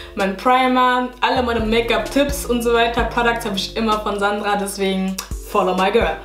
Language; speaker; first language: German; native; German